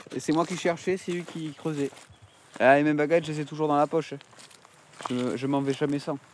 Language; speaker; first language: French; native; French